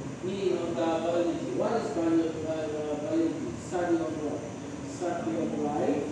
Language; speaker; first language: English; non-native, local second language; Filipino